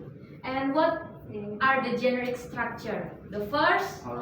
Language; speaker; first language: English; non-native, learner; Indonesian